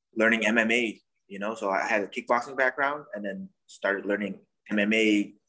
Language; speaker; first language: English; non-native, fluent; Dutch